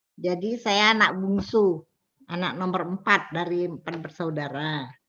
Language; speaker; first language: Indonesian; native; Indonesian